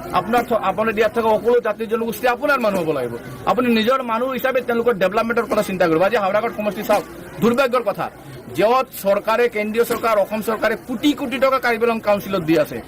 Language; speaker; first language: Assamese; non-native, local second language; Bangla